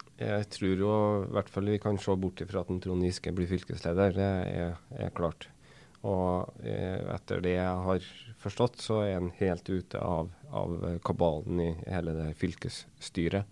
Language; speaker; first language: Norwegian; native; Norwegian